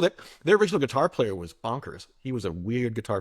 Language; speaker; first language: English; native; English